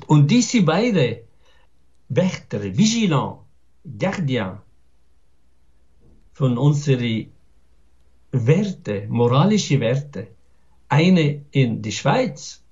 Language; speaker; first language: German; non-native, fluent; Arabic